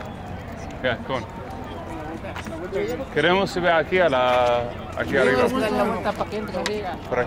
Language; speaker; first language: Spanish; non-native, learner; English